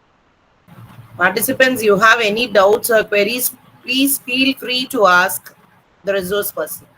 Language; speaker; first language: English; non-native, local second language; Tamil